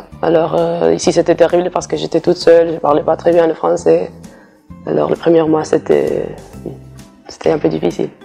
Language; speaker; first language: French; non-native, fluent; Spanish